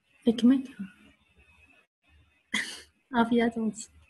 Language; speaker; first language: Turkish; non-native, learner; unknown